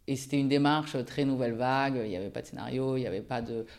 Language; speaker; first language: French; early bilingual, other home language; Japanese